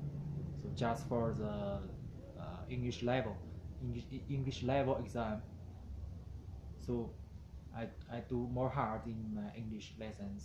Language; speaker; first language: English; non-native, learner; Chinese